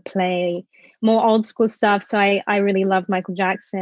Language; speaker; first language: English; native; English